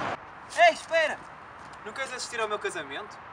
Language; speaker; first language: Portuguese; native; Portuguese